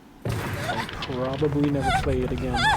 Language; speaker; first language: English; native; English